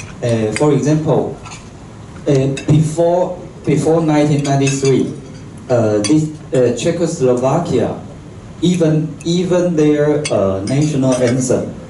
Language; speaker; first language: English; non-native, local second language; Chinese